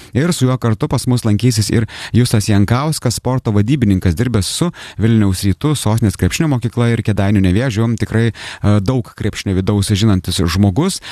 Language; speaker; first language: Lithuanian; native; Lithuanian